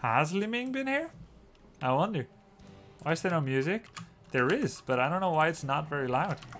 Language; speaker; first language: English; non-native, fluent; Dutch